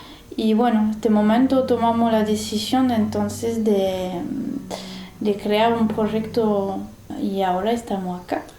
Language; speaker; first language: Spanish; non-native, fluent; French